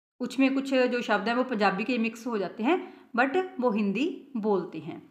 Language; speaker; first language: Hindi; non-native, local second language; Punjabi